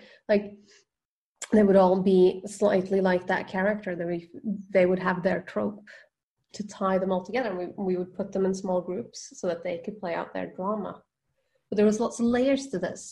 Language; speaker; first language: English; non-native, fluent; Norwegian